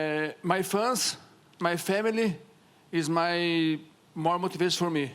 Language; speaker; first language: English; non-native, learner; Portuguese